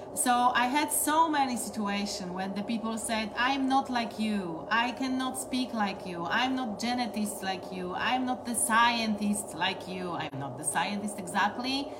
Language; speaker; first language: English; non-native, learner; Polish